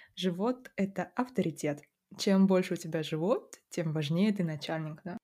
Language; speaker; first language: Russian; native; Russian